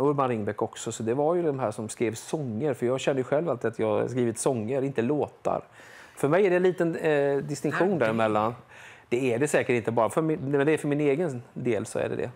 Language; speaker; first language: Swedish; native; Swedish